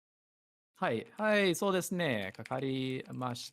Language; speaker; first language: Japanese; non-native, learner; English